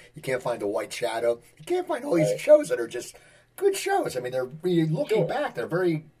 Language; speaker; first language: English; native; English